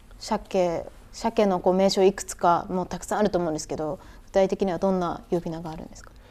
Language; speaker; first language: Japanese; native; Japanese